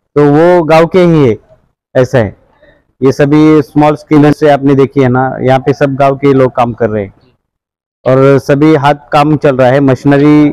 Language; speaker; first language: Hindi; non-native, local second language; Marathi